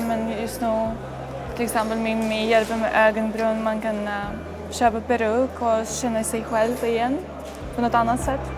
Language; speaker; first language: Swedish; non-native, fluent; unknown